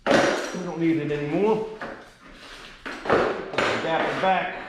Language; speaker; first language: English; native; English